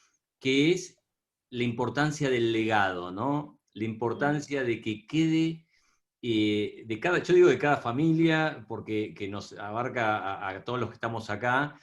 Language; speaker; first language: Spanish; native; Spanish